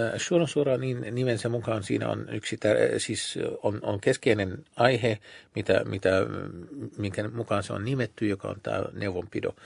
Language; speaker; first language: Finnish; non-native, fluent; Arabic